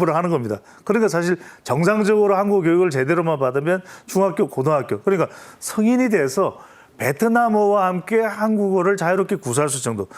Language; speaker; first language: Korean; native; Korean